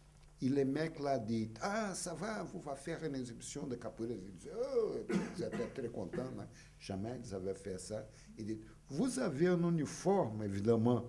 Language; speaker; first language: French; non-native, fluent; Portuguese